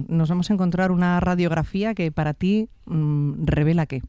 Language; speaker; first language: Spanish; native; Spanish